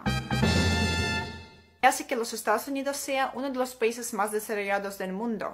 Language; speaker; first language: Spanish; non-native, fluent; Ukrainian